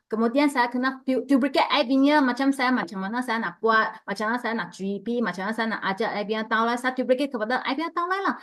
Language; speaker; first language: Malay; non-native, local second language; Chinese